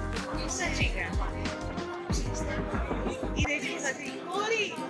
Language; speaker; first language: Spanish; non-native, fluent; Greek